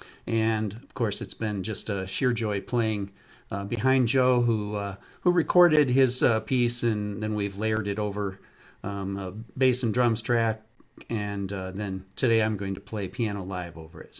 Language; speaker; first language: English; native; English